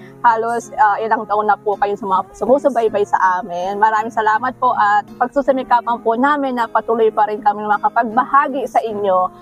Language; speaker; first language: Filipino; native; Filipino